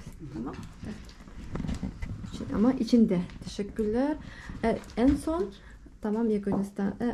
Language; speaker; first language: Turkish; non-native, learner; Yakut